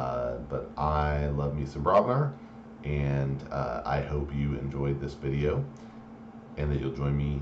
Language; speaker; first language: English; native; English